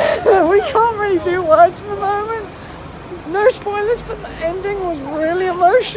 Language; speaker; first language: English; native; English